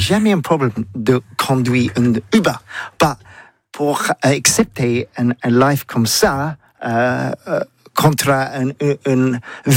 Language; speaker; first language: French; non-native, learner; English